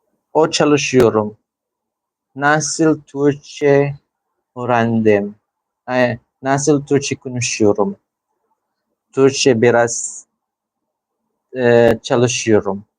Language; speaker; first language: Turkish; non-native, learner; Filipino